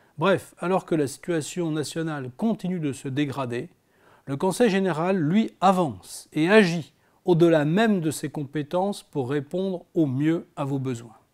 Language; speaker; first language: French; native; French